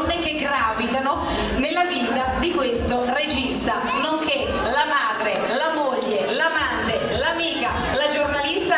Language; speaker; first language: Italian; native; Italian